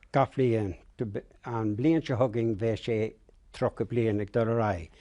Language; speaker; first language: Irish; non-native, local second language; English